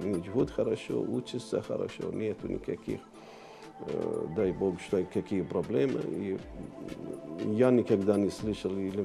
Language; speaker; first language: Russian; non-native, learner; Arabic